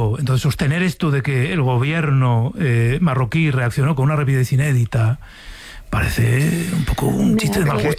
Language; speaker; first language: Spanish; native; Spanish